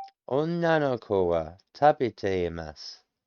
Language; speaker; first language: Japanese; non-native, learner; English